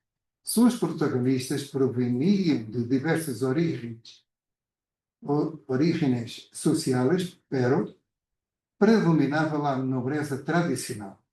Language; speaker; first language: Spanish; non-native, fluent; Portuguese